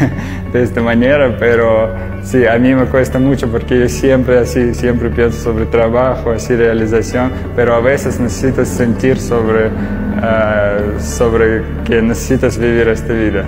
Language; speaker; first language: Spanish; non-native, learner; Russian